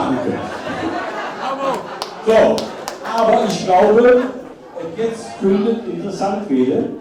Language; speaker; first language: German; native; German